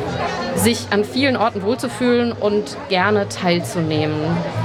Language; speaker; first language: German; native; German